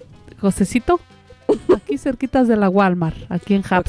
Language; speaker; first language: Spanish; native; Spanish